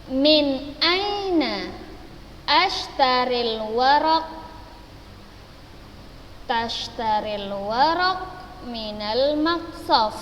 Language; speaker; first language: Arabic; non-native, fluent; Indonesian